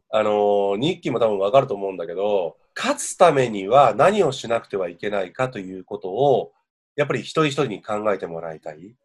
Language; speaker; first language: Japanese; native; Japanese